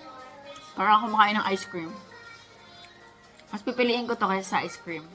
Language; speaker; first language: Filipino; native; Filipino